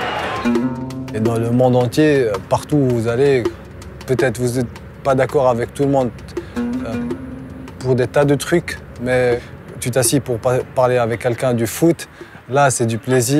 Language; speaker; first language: French; non-native, local second language; Arabic